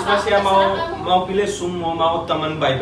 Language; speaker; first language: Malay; non-native, learner; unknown